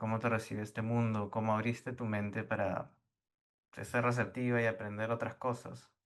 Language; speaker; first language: Spanish; native; Spanish